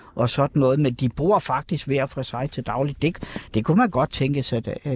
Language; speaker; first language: Danish; native; Danish